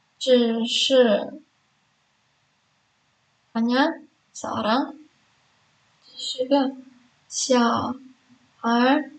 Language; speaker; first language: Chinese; non-native, fluent; Indonesian